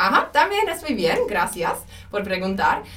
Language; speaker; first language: Spanish; non-native, fluent; Czech